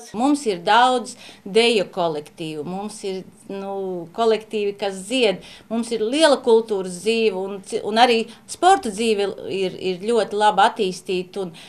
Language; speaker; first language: Latvian; native; Latvian